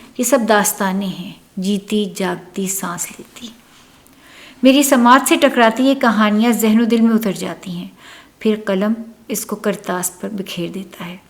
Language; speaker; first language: Urdu; native; Urdu